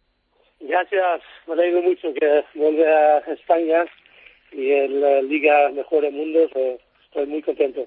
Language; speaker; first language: Spanish; non-native, learner; Dutch